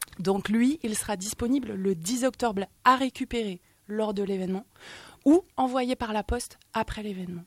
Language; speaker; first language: French; native; French